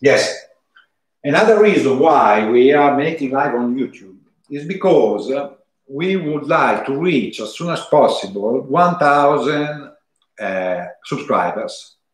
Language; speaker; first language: English; non-native, fluent; Italian